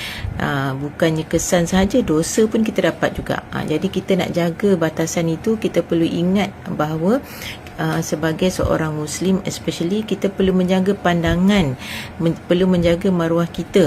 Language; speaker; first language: Malay; native; Malay